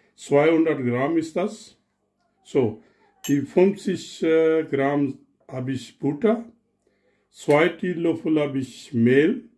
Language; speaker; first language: German; non-native, learner; Urdu